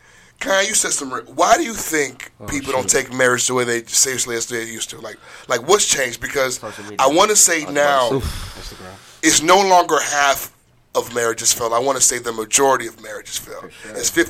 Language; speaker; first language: English; early bilingual, other home language; Haitian Creole